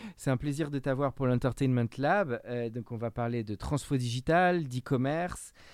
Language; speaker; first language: French; native; French